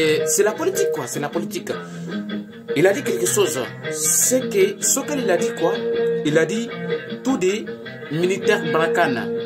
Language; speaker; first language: French; non-native, learner; Bambara